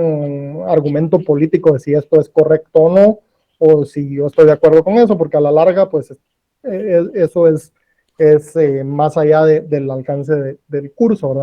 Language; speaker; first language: Spanish; native; Spanish